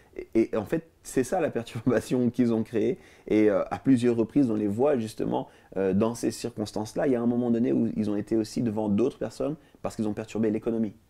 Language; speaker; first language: French; native; French